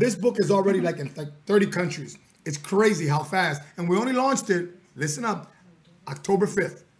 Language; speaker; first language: English; early bilingual, other home language; Spanish